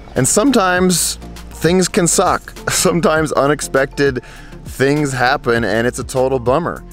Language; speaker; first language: English; native; English